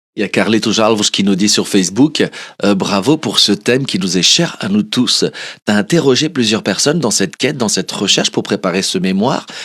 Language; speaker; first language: French; early bilingual, other home language; Portuguese